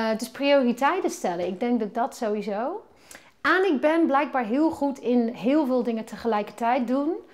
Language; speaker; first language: Dutch; non-native, fluent; English